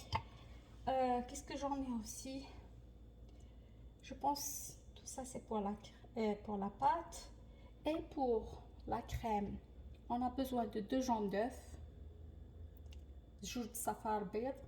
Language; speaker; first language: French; non-native, local second language; Arabic